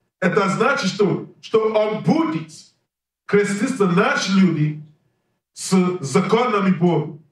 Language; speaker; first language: Russian; non-native, learner; English